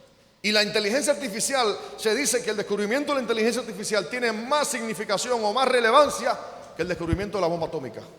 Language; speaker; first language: Spanish; native; Spanish